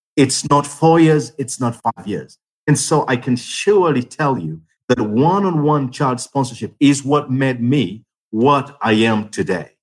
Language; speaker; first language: English; non-native, local second language; Ganda